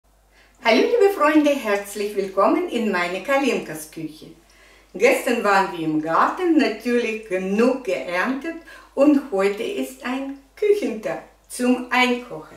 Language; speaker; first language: German; non-native, fluent; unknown